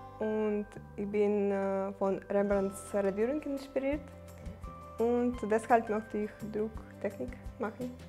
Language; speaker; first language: German; non-native, learner; Russian